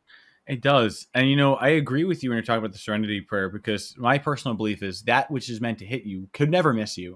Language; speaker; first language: English; native; English